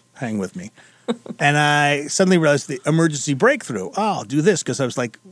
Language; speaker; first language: English; native; English